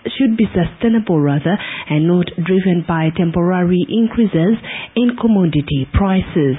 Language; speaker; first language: English; non-native, local second language; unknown